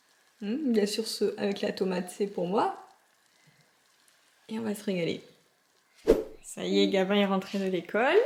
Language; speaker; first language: French; native; French